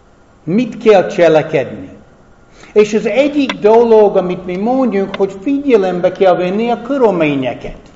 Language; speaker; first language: Hungarian; non-native, fluent; English